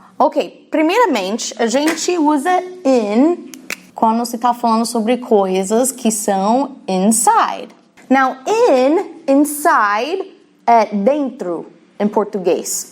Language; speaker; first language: Portuguese; non-native, fluent; English